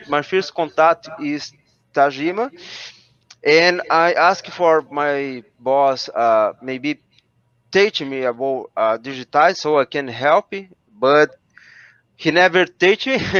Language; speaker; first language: English; non-native, learner; Portuguese